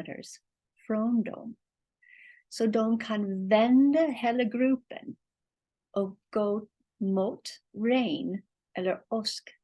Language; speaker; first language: Swedish; non-native, learner; English